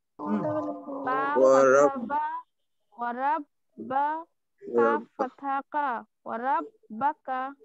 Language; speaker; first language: Arabic; non-native, learner; Bangla